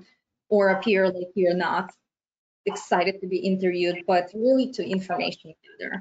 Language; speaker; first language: English; non-native, fluent; Romanian